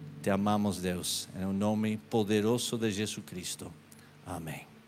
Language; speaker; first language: Portuguese; non-native, learner; Spanish